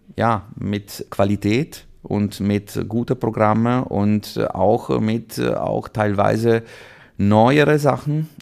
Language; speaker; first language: German; non-native, fluent; Italian